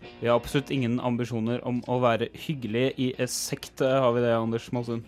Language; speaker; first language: Norwegian; native; Norwegian